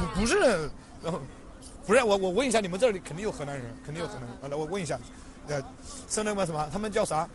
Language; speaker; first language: Chinese; native; Chinese